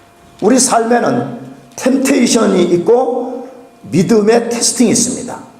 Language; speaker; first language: Korean; native; Korean